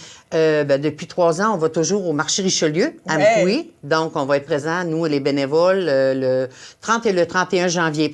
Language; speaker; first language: French; native; French